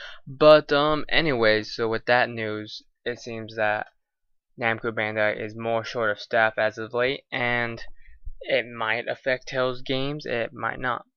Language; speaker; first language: English; native; English